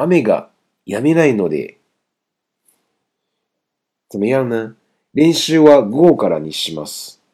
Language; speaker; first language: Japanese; non-native, fluent; Chinese